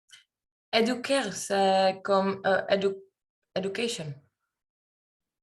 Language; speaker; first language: French; non-native, learner; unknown